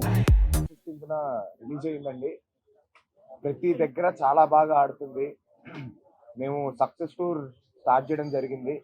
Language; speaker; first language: Telugu; native; Telugu